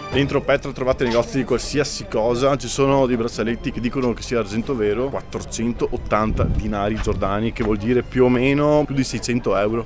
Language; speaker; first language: Italian; native; Italian